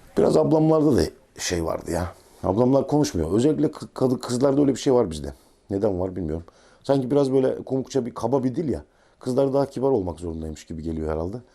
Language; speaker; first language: Turkish; native; Turkish